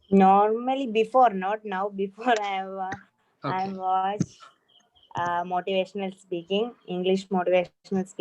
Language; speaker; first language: English; non-native, learner; Malayalam